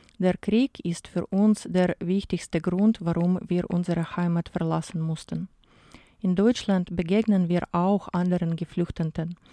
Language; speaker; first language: German; non-native, fluent; Ukrainian